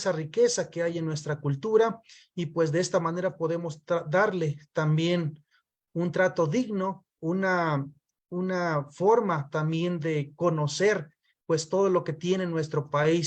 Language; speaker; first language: Spanish; non-native, local second language; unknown